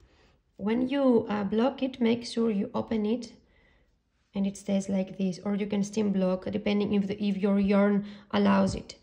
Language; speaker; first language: English; non-native, fluent; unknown